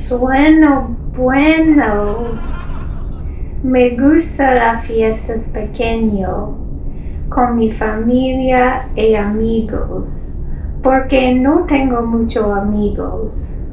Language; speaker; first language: Spanish; non-native, learner; English